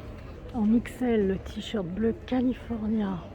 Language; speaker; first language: French; native; French